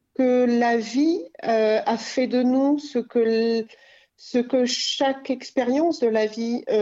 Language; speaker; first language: French; native; French